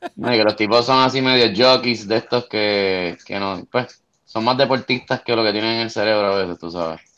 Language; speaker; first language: Spanish; native; Spanish